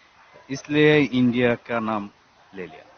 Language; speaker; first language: Hindi; non-native, learner; Bangla